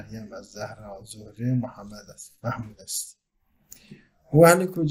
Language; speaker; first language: Persian; non-native, fluent; Turkish